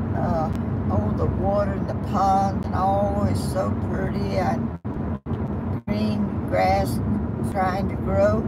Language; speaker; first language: English; native; English